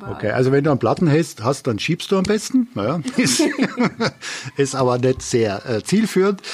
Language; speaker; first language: German; native; German